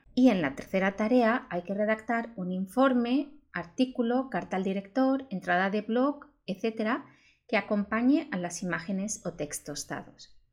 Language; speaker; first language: Spanish; native; Spanish